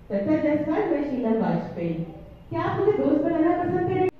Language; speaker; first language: Hindi; native; Hindi